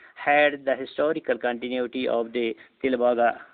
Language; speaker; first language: English; non-native, local second language; Urdu